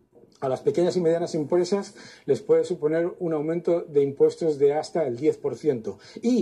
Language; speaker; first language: Spanish; native; Spanish